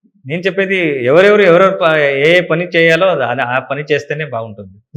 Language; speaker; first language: Telugu; non-native, learner; Kannada